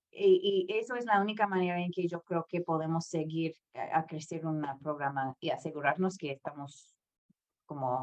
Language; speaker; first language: Spanish; non-native, fluent; English